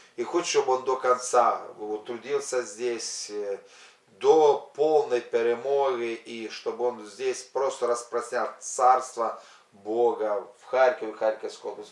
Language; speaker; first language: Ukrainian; non-native, local second language; Russian